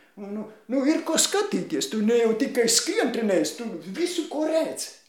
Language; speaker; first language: Latvian; non-native, local second language; Russian